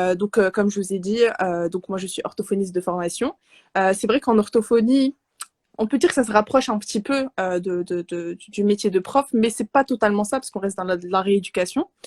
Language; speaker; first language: French; non-native, local second language; Arabic